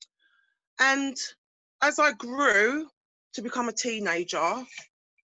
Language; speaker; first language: English; native; English